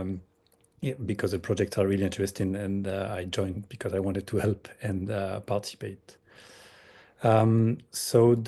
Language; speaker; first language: English; non-native, fluent; French